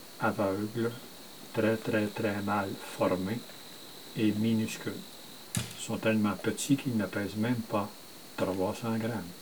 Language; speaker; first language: French; native; French